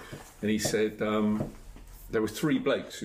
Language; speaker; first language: English; native; English